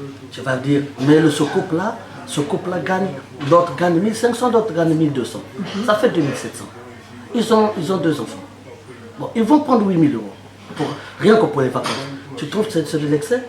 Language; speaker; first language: French; non-native, local second language; Lingala